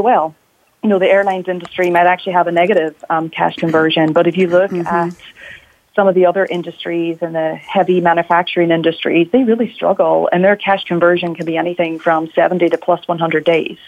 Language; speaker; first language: English; native; English